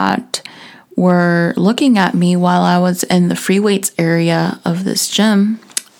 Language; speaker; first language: English; native; English